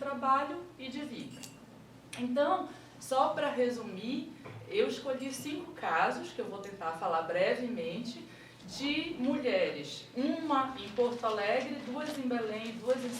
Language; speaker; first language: Portuguese; native; Portuguese